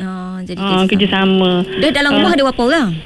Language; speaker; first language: Malay; native; Malay